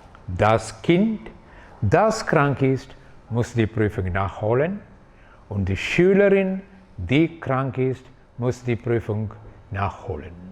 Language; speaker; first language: German; non-native, fluent; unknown